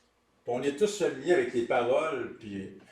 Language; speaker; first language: French; native; French